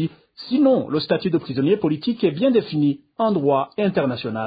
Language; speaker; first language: French; non-native, local second language; Rundi